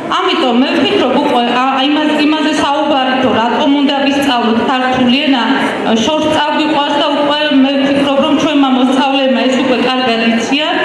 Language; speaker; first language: Georgian; non-native, local second language; Armenian